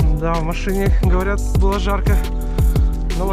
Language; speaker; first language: Russian; native; Russian